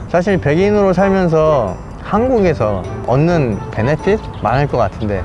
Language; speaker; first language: Korean; native; Korean